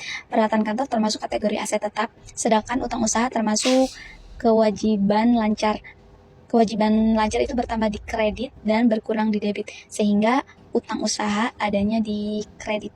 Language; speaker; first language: Indonesian; native; Indonesian